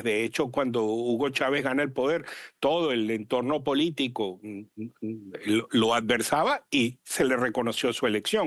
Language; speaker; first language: Spanish; native; Spanish